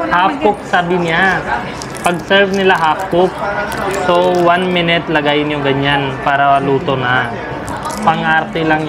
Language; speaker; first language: Filipino; non-native, learner; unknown